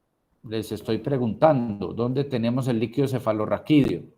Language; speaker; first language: Spanish; native; Spanish